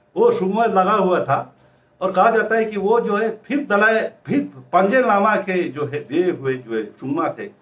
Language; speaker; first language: Hindi; native; Hindi